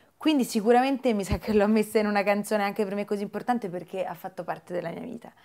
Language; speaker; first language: Italian; native; Italian